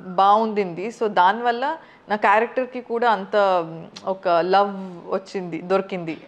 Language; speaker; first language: Telugu; non-native, fluent; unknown